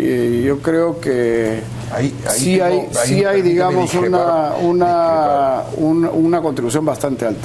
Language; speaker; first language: Spanish; native; Spanish